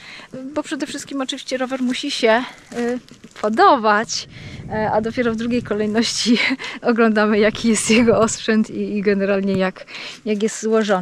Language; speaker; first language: Polish; native; Polish